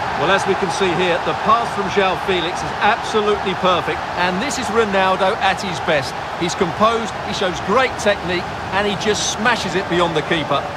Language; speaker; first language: English; native; English